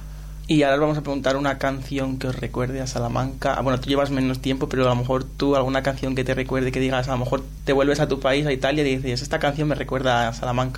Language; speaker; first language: Spanish; native; Spanish